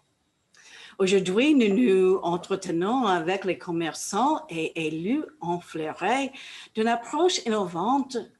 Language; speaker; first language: French; non-native, learner; English